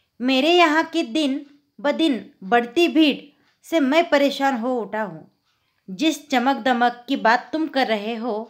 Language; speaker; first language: Hindi; non-native, local second language; Marathi